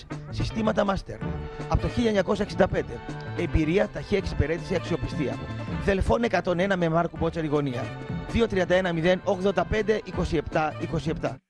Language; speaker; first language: Greek; native; Greek